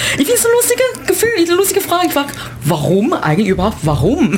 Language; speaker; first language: German; non-native, learner; Chinese